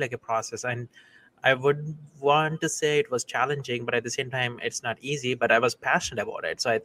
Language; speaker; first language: English; non-native, local second language; Telugu